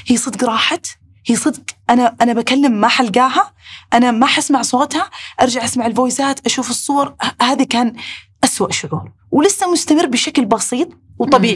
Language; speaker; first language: Arabic; native; Arabic